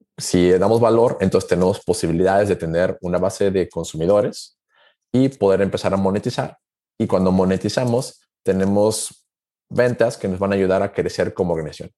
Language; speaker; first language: Spanish; native; Spanish